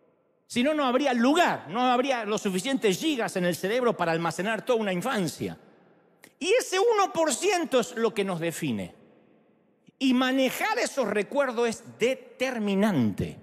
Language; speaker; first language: Spanish; native; Spanish